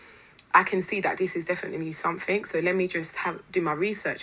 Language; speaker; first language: English; non-native, fluent; Lingala